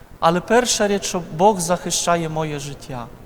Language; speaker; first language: Ukrainian; non-native, fluent; Polish